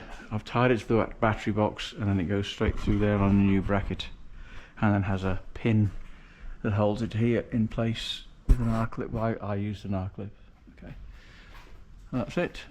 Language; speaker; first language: English; native; English